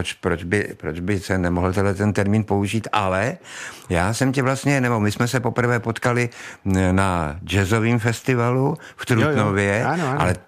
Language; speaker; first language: Czech; native; Czech